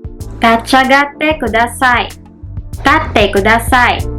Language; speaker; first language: Japanese; non-native, learner; Filipino